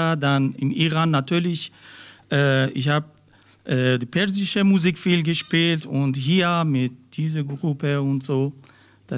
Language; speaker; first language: German; non-native, learner; Persian